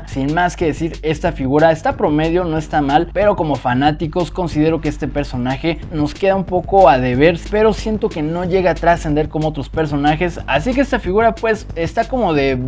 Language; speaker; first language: Spanish; native; Spanish